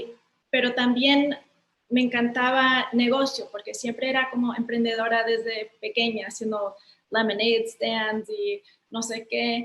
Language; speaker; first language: Spanish; early bilingual, heritage; Spanish